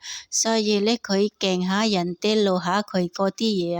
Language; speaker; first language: Cantonese; non-native, learner; Indonesian